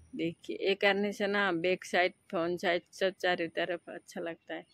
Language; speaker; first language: Hindi; non-native, local second language; Nepali